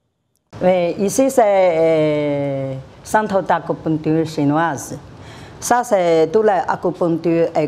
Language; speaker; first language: French; non-native, learner; Chinese